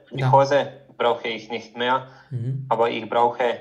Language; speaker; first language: German; non-native, learner; Croatian